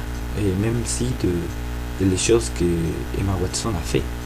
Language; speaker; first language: French; non-native, fluent; Spanish